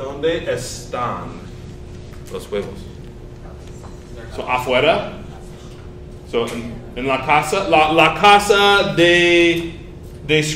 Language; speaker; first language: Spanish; non-native, fluent; English